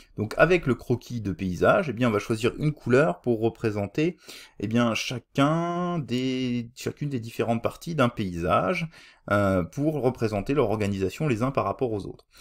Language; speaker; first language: French; native; French